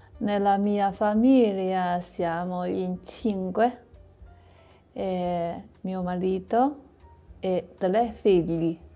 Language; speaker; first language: Italian; non-native, learner; Chinese